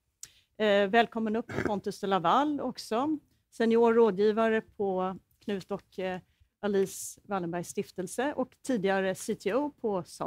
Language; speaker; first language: Swedish; native; Swedish